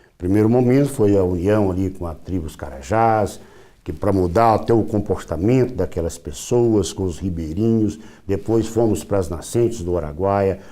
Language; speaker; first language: Portuguese; native; Portuguese